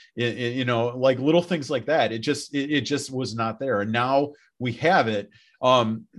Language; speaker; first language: English; native; English